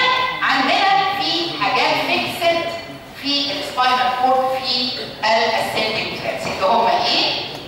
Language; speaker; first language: Arabic; native; Arabic